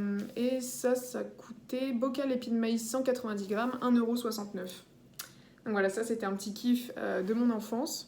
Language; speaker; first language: French; native; French